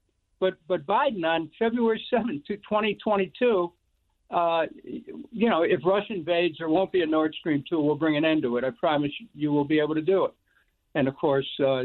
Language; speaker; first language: English; native; English